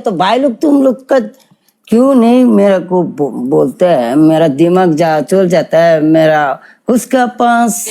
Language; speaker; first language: Hindi; non-native, learner; Bangla